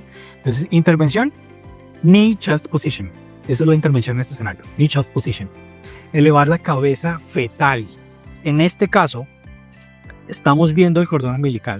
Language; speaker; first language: Spanish; native; Spanish